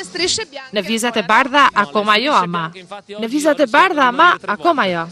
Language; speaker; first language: Albanian; native; Albanian